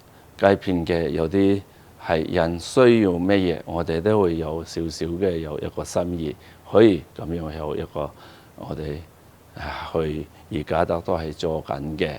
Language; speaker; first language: Cantonese; non-native, fluent; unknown